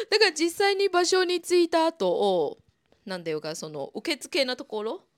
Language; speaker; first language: Japanese; non-native, fluent; Chinese